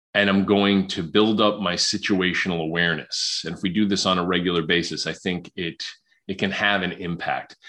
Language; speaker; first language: English; native; English